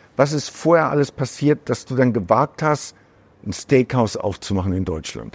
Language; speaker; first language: German; native; German